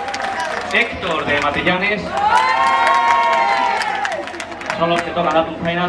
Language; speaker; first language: Spanish; native; Spanish